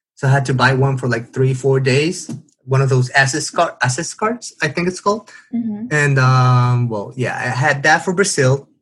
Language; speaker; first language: English; non-native, fluent; Spanish